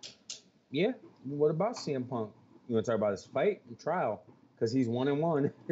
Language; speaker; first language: English; native; English